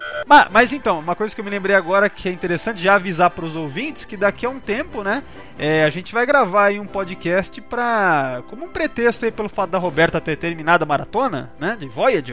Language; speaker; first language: Portuguese; native; Portuguese